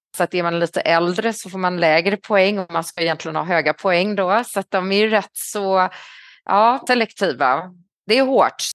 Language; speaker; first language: Swedish; native; Swedish